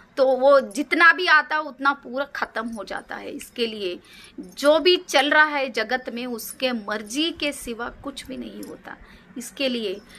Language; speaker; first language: Hindi; non-native, local second language; Kannada